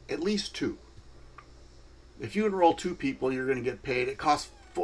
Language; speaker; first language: English; native; English